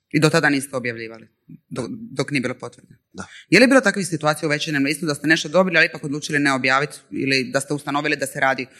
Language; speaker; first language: Croatian; native; Croatian